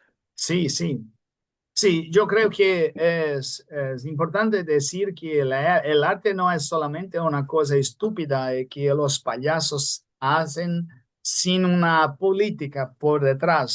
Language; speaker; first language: Spanish; non-native, fluent; Portuguese